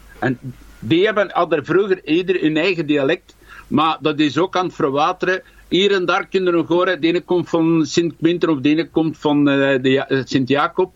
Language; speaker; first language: Dutch; native; Dutch